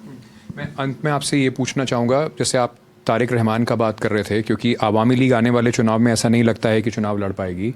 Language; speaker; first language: Hindi; native; Hindi